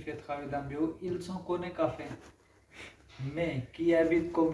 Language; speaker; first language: French; non-native, learner; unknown